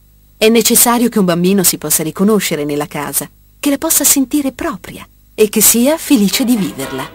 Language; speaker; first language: Italian; native; Italian